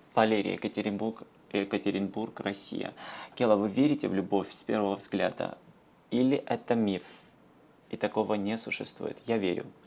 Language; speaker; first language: Russian; non-native, local second language; Georgian